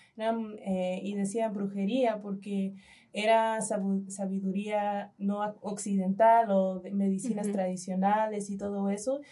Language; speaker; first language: Spanish; early bilingual, heritage; Spanish